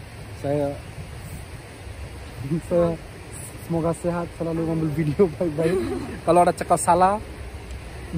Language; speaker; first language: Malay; non-native, learner; Bangla